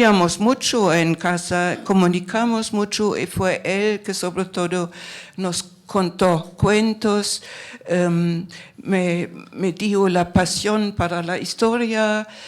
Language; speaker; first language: Spanish; non-native, fluent; German